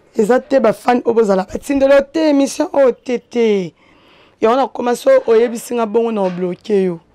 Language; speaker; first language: Lingala; native; Lingala